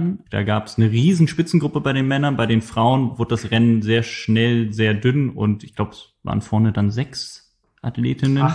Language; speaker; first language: German; native; German